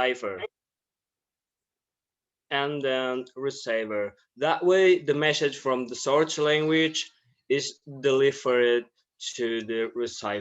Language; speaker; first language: English; non-native, learner; Indonesian